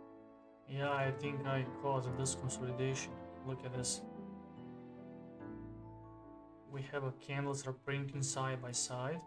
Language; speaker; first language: English; non-native, fluent; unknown